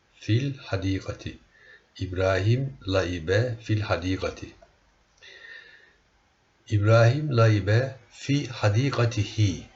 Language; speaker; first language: Arabic; non-native, fluent; Turkish